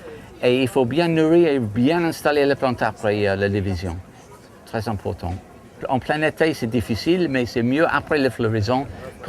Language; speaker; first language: French; non-native, fluent; English